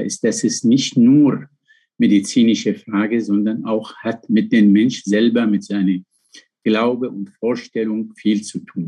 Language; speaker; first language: German; non-native, fluent; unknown